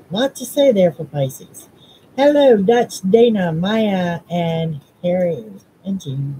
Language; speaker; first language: English; native; English